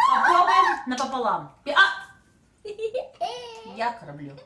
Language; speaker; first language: Russian; native; Russian